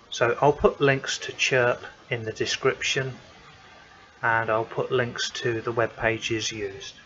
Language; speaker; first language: English; native; English